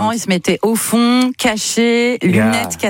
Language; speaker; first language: French; native; French